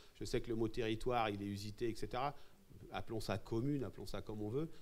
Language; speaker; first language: French; native; French